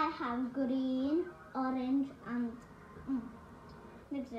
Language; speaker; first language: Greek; early bilingual, heritage; Greek